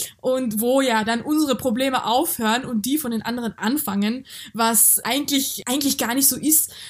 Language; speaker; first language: German; early bilingual, other home language; Georgian